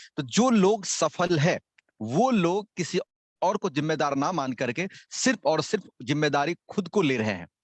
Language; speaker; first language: Hindi; native; Hindi